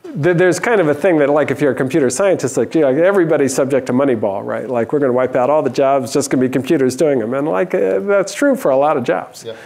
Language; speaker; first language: English; native; English